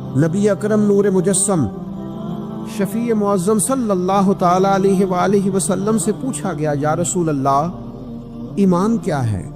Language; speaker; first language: Urdu; non-native, local second language; Punjabi